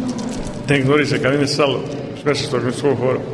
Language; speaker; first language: Greek; non-native, fluent; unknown